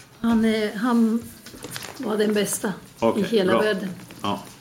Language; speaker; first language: Swedish; non-native, learner; Spanish